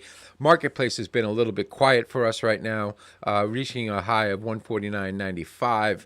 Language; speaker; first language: English; native; English